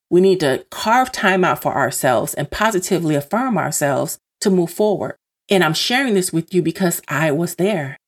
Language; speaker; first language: English; native; English